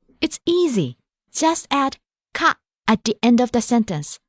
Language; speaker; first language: English; non-native, fluent; Japanese